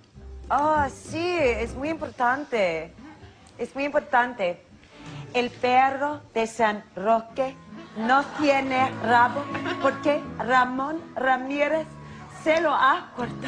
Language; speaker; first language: Spanish; non-native, learner; English